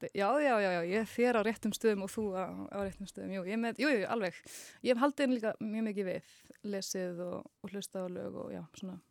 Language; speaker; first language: Icelandic; early bilingual, heritage; Icelandic